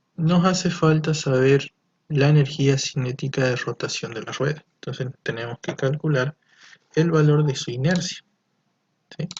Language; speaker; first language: Spanish; native; Spanish